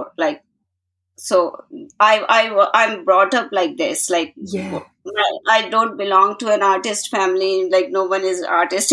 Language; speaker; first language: English; non-native, local second language; Hindi